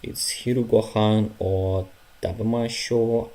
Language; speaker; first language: Japanese; non-native, learner; Ukrainian